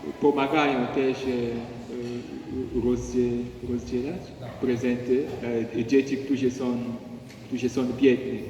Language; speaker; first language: Polish; non-native, learner; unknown